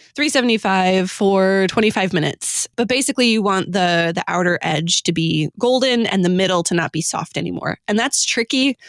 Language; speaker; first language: English; native; English